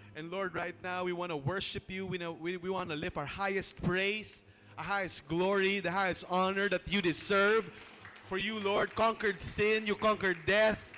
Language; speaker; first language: English; non-native, local second language; Filipino